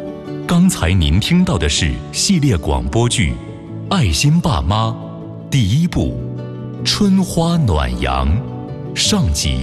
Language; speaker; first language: Chinese; native; Chinese